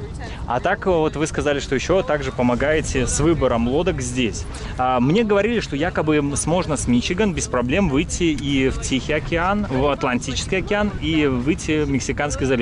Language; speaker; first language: Russian; native; Russian